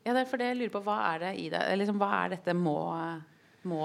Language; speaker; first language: Norwegian; native; Norwegian